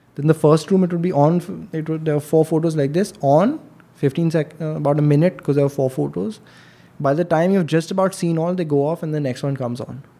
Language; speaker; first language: English; non-native, local second language; Hindi